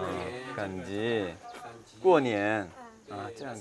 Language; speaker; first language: Chinese; non-native, learner; Korean